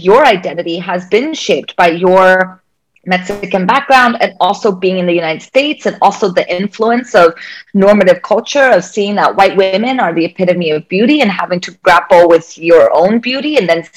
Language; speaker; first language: English; native; English